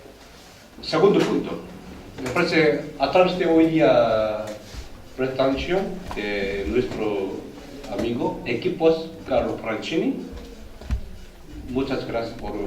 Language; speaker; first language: Spanish; non-native, learner; Korean